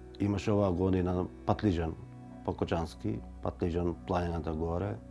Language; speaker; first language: Macedonian; native; Macedonian